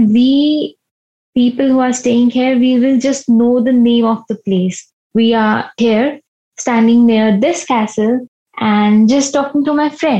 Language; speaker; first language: English; non-native, local second language; Hindi